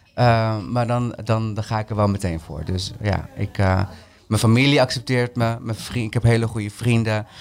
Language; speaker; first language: Dutch; early bilingual, other home language; Spanish